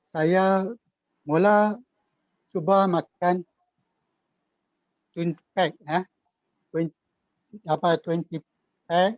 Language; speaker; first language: Malay; native; Malay